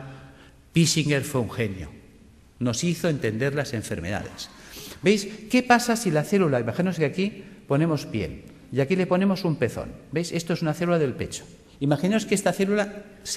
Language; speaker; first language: Spanish; native; Spanish